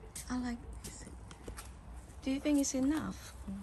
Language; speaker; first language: English; non-native, fluent; Indonesian